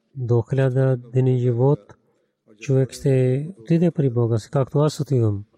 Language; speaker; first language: Bulgarian; non-native, learner; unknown